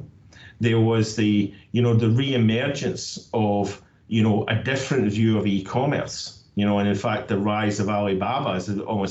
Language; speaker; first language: English; native; English